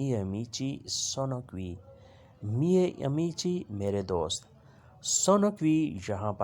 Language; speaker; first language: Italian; non-native, learner; Urdu